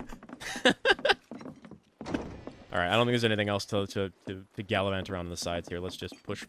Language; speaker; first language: English; native; English